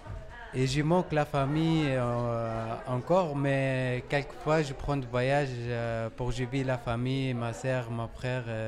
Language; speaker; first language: French; non-native, learner; Arabic